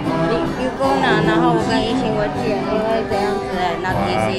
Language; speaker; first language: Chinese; early bilingual, heritage; Chinese